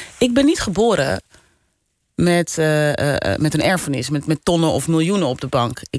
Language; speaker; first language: Dutch; native; Dutch